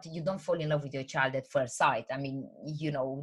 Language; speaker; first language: English; non-native, fluent; Romanian